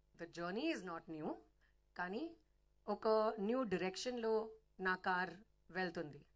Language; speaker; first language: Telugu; non-native, fluent; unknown